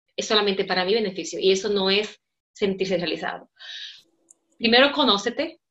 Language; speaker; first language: Spanish; native; Spanish